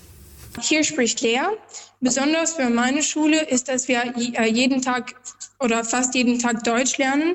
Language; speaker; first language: German; non-native, learner; Albanian